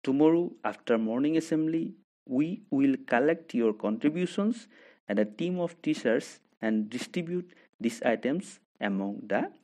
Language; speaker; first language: English; non-native, local second language; Assamese